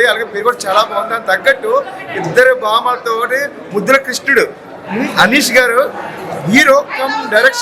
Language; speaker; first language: Telugu; native; Telugu